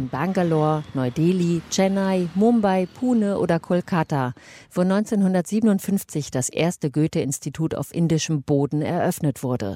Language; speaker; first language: German; native; German